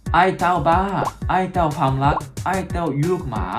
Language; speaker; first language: Thai; non-native, fluent; Japanese